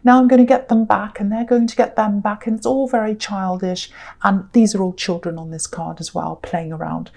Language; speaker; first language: English; native; English